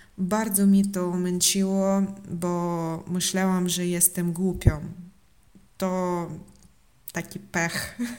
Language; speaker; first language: Polish; non-native, fluent; Russian